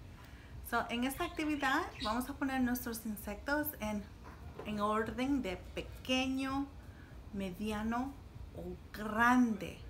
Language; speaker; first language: Spanish; early bilingual, heritage; Spanish